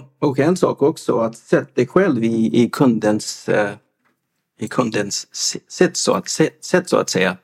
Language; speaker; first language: Swedish; non-native, fluent; English